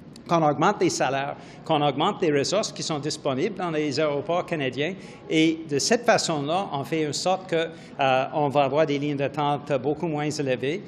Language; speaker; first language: French; non-native, fluent; English